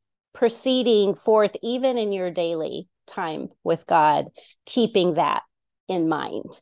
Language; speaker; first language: English; native; English